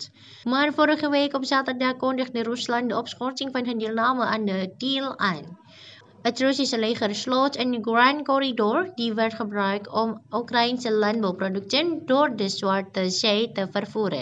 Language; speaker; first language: Dutch; non-native, fluent; Indonesian